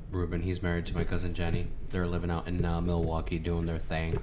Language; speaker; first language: English; early bilingual, other home language; Spanish